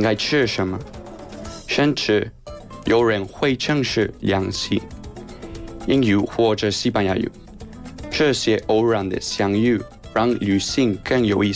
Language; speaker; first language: Chinese; non-native, fluent; Spanish